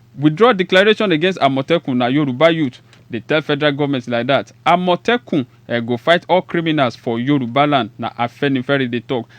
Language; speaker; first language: Nigerian Pidgin; non-native, local second language; Yoruba